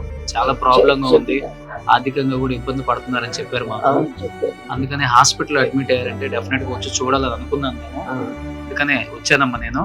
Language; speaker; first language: Telugu; native; Telugu